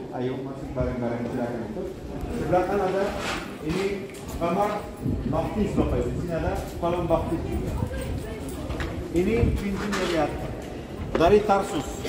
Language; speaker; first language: Indonesian; non-native, fluent; Turkish